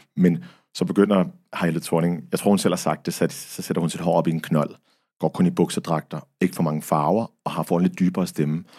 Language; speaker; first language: Danish; early bilingual, other home language; Arabic